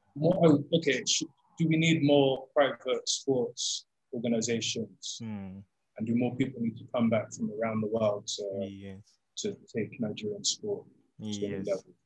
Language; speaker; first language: English; native; English